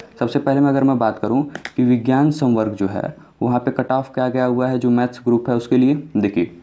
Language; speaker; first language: Hindi; native; Hindi